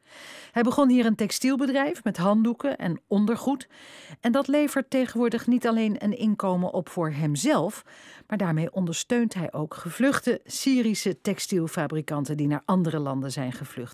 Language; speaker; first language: Dutch; native; Dutch